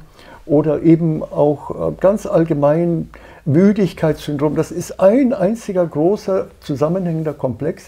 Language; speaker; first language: German; native; German